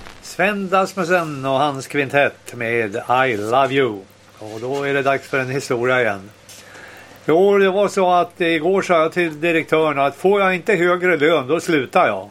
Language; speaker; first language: Swedish; native; Swedish